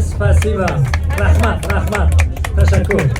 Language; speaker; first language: Russian; non-native, learner; Tajik